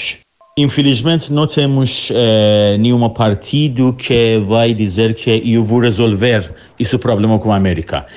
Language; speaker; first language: Portuguese; non-native, learner; Persian